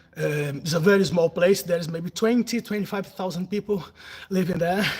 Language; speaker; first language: English; non-native, fluent; Portuguese